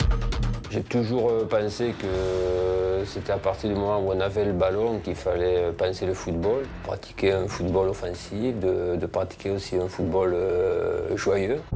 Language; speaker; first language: French; native; French